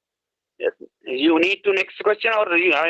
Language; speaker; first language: English; non-native, learner; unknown